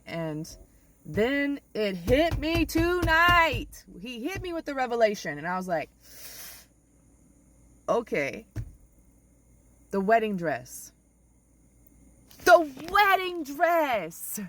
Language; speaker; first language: English; native; English